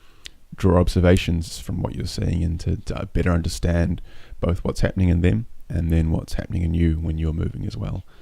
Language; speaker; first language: English; native; English